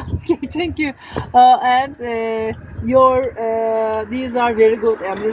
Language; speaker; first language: English; non-native, learner; Turkish